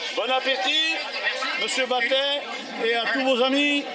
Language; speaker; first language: French; native; French